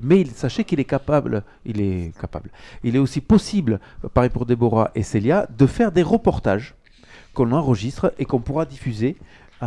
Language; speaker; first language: French; native; French